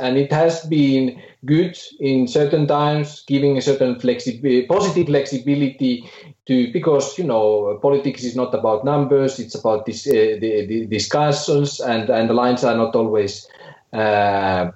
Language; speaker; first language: English; non-native, fluent; Finnish